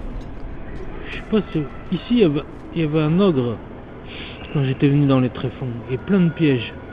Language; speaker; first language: French; native; French